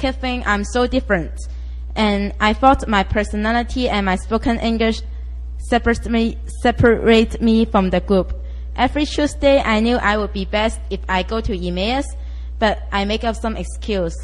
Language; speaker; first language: English; non-native, local second language; Cantonese